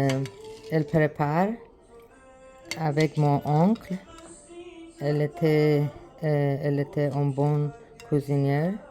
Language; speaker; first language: French; non-native, learner; Persian